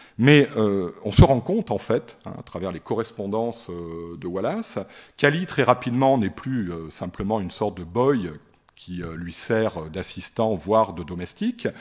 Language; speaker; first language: French; native; French